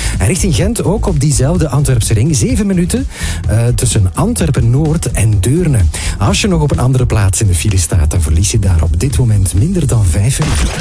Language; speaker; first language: Dutch; native; Dutch